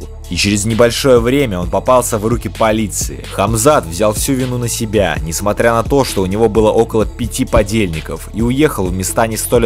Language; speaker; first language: Russian; native; Russian